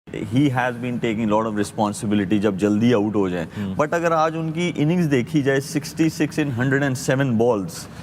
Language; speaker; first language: Urdu; native; Urdu